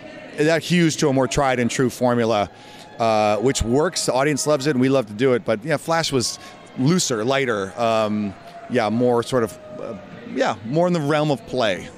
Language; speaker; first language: English; native; English